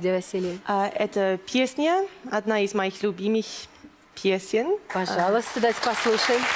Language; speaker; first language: Russian; non-native, learner; English